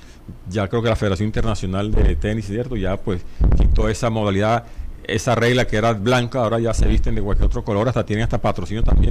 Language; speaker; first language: Spanish; native; Spanish